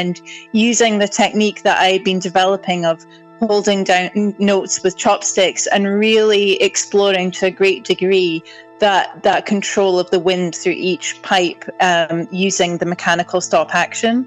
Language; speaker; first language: English; native; English